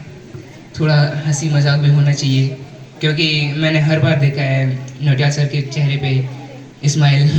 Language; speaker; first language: Hindi; native; Hindi